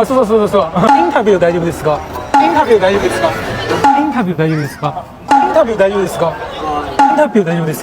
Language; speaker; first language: Japanese; non-native, learner; Chinese